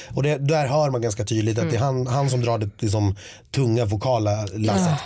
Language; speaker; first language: Swedish; native; Swedish